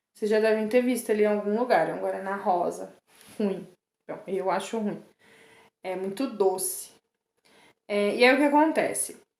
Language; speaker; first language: Portuguese; native; Portuguese